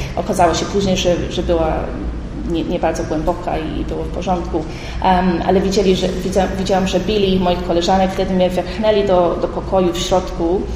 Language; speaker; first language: Polish; early bilingual, heritage; Polish